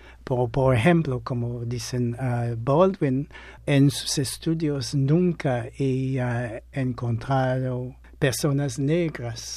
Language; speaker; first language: Spanish; non-native, fluent; English